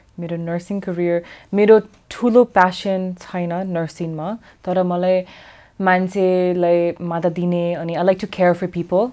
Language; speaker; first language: Nepali; early bilingual, heritage; English